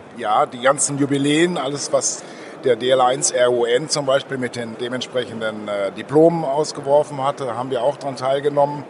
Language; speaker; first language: German; native; German